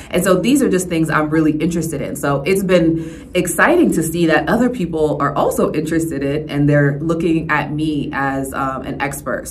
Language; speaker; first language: English; native; English